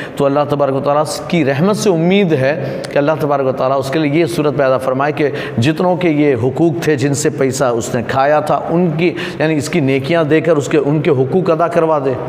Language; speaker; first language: Urdu; non-native, local second language; Gujarati